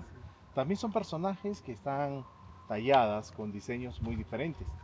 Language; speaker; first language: Spanish; native; Spanish